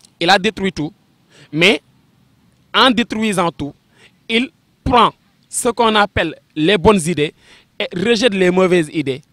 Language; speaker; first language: French; non-native, local second language; Wolof